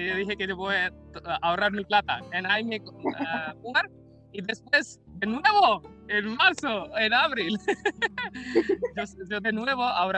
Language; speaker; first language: Spanish; non-native, learner; Hindi